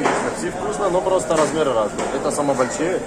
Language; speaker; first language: Russian; non-native, learner; Arabic